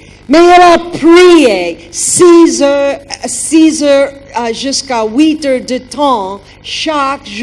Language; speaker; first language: French; non-native, learner; German